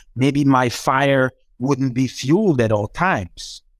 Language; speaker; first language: English; non-native, fluent; Croatian